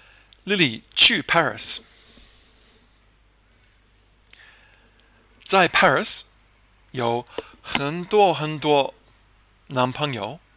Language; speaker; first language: Chinese; non-native, fluent; English